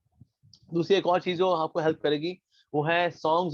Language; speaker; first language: Hindi; native; Hindi